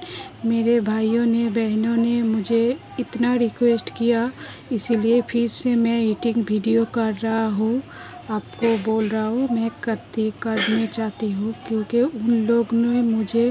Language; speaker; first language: Hindi; non-native, local second language; Bangla